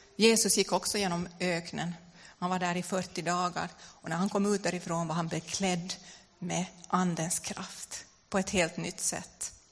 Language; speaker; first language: Swedish; native; Swedish